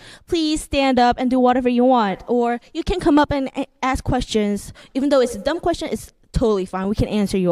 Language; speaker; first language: English; non-native, fluent; Korean